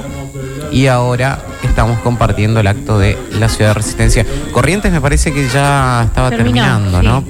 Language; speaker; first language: Spanish; native; Spanish